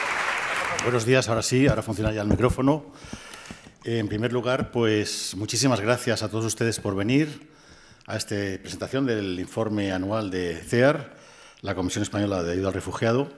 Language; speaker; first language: Spanish; native; Spanish